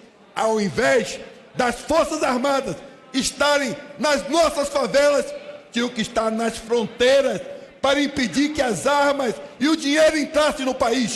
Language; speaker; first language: Portuguese; native; Portuguese